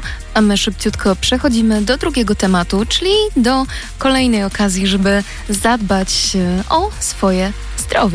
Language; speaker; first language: Polish; native; Polish